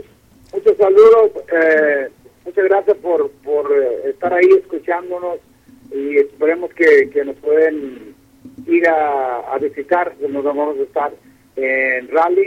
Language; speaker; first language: Spanish; early bilingual, heritage; Spanish